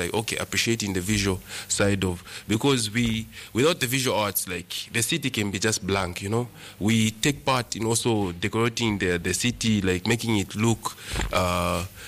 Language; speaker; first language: English; non-native, local second language; Nyanja